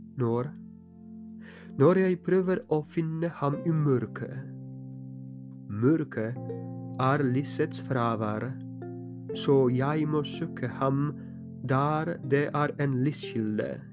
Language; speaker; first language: Norwegian; non-native, fluent; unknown